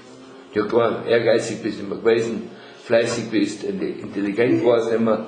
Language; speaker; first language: German; native; German